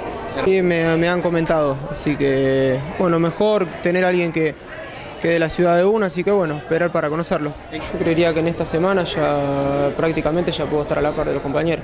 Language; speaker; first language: Spanish; native; Spanish